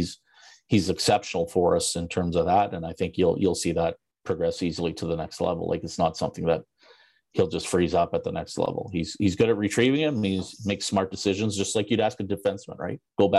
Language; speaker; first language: English; native; English